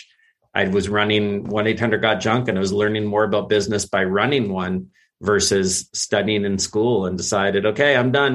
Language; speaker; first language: English; native; English